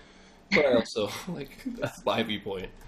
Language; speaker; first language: English; native; English